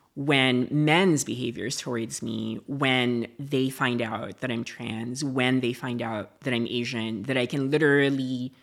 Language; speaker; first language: English; non-native, local second language; Filipino